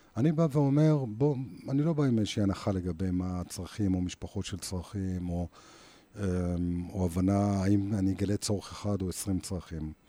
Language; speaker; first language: Hebrew; native; Hebrew